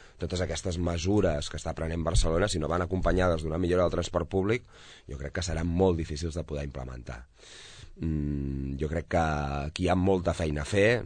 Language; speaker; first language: Catalan; native; Catalan